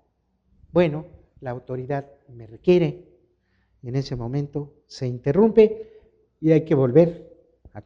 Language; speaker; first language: Spanish; native; Spanish